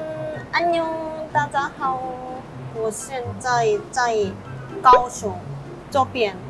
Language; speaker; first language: Chinese; non-native, fluent; Korean